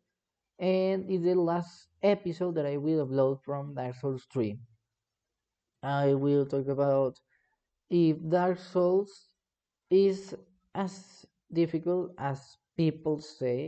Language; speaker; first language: English; non-native, learner; Spanish